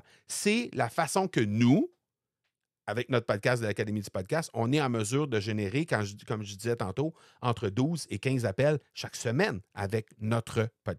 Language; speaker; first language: French; native; French